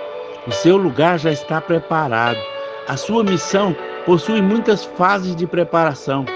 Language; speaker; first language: Portuguese; native; Portuguese